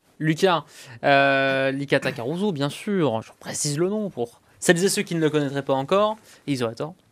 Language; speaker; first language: French; native; French